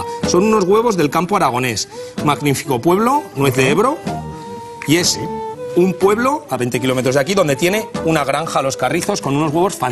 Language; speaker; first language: Spanish; native; Spanish